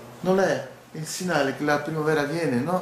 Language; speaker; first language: Italian; non-native, learner; Portuguese